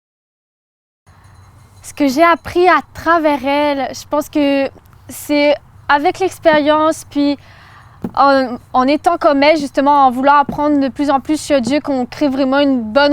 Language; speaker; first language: French; native; French